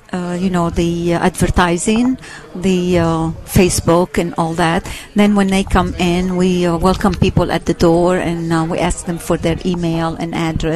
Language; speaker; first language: English; non-native, fluent; Arabic